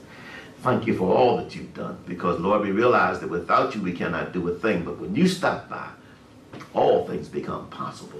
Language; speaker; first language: English; native; English